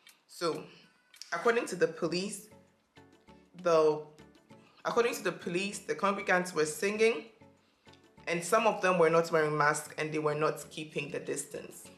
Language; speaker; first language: English; non-native, local second language; Akan